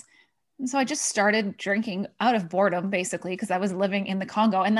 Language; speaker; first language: English; native; English